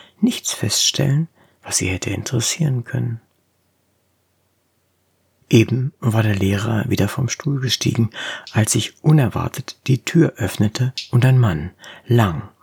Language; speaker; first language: German; native; German